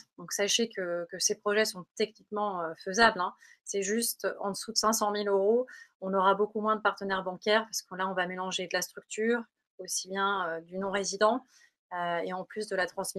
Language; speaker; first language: French; native; French